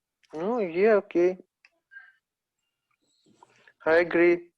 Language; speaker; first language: English; non-native, learner; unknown